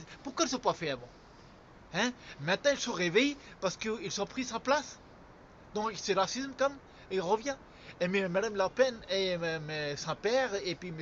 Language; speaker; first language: French; non-native, fluent; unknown